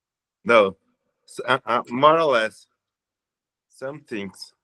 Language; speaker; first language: English; non-native, learner; Portuguese